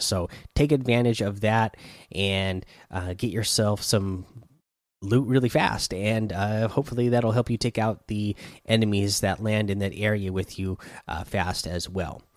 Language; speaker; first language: English; native; English